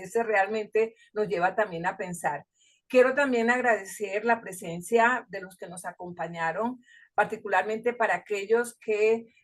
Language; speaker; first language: Spanish; native; Spanish